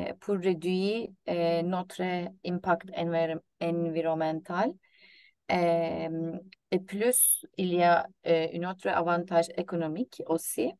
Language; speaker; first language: French; non-native, learner; Turkish